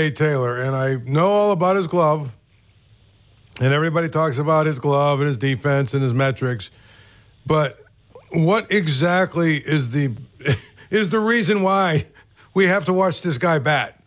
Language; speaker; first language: English; native; English